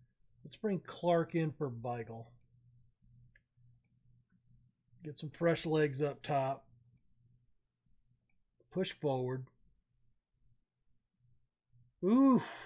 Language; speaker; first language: English; native; English